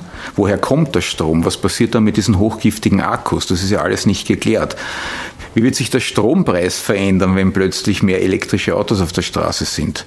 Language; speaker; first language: German; native; German